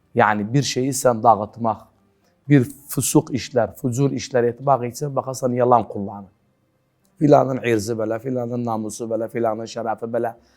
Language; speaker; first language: Turkish; native; Turkish